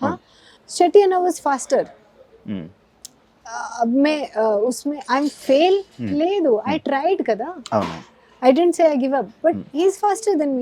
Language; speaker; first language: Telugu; non-native, local second language; Hindi